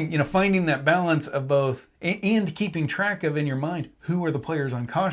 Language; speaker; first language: English; native; English